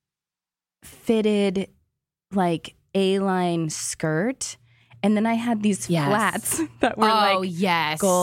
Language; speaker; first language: English; native; English